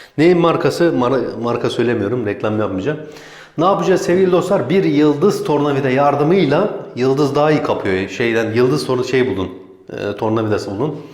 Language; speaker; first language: Turkish; native; Turkish